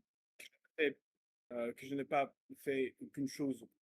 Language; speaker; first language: French; non-native, learner; Russian